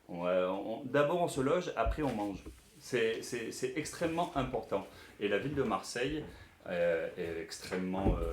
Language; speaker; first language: French; native; French